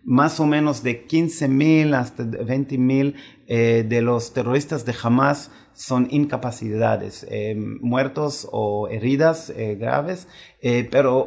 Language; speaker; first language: Spanish; non-native, fluent; Hebrew